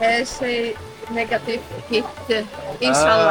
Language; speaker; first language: Turkish; non-native, learner; Polish